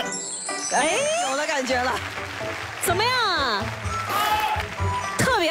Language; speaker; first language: Chinese; native; Chinese